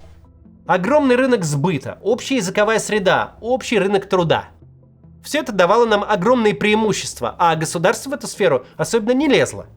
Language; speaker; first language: Russian; native; Russian